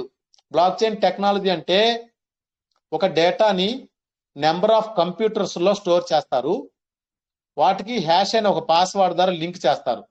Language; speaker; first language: Telugu; native; Telugu